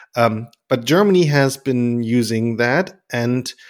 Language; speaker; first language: English; non-native, fluent; German